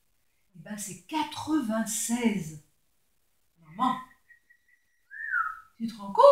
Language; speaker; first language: French; native; French